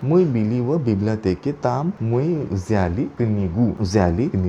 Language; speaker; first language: Russian; non-native, learner; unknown